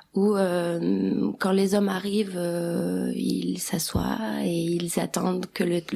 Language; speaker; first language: French; early bilingual, other home language; Albanian